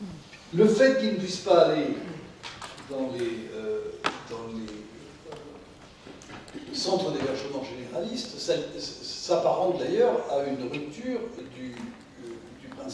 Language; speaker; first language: French; native; French